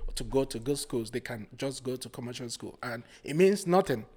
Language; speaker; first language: English; non-native, local second language; Igbo